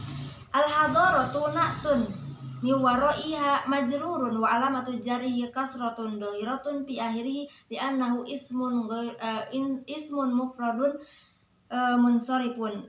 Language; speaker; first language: Arabic; non-native, learner; Indonesian